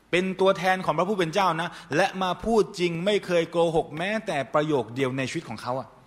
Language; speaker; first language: Thai; native; Thai